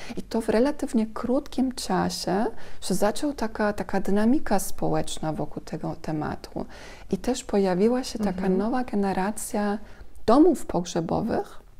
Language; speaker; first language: Polish; non-native, fluent; German